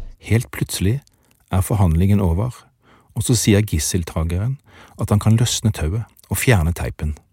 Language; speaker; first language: Norwegian; native; Norwegian